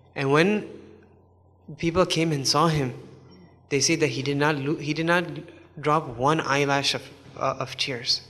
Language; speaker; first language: English; native; English